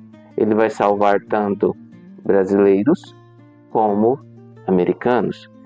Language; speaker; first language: Portuguese; native; Portuguese